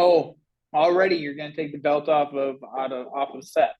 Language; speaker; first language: English; native; English